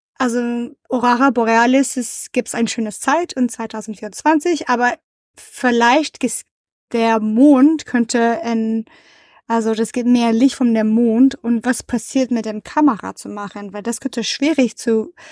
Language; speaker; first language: German; non-native, learner; French